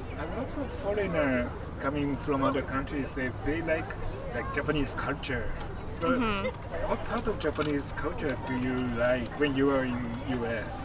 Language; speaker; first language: English; non-native, fluent; Japanese